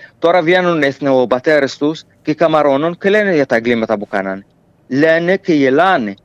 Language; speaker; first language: Greek; non-native, fluent; Arabic